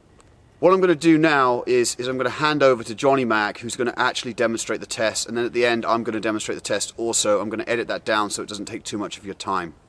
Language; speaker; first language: English; native; English